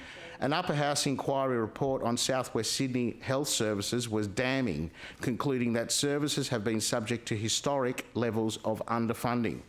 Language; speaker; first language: English; native; English